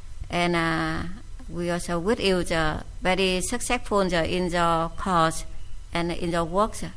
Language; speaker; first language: English; non-native, fluent; Vietnamese